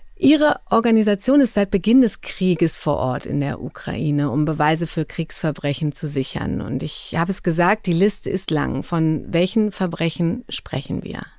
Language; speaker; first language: German; native; German